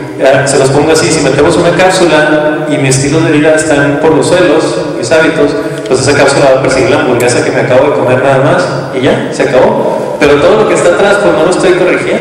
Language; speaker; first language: Spanish; native; Spanish